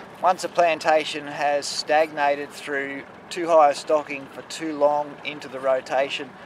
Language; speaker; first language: English; native; English